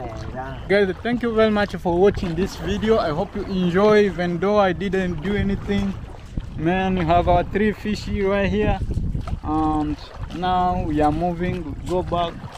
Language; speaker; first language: English; non-native, fluent; Rundi